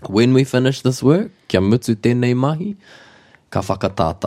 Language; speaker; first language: Māori; non-native, local second language; English